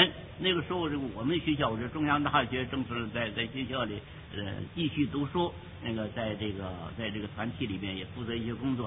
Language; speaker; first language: Chinese; native; Chinese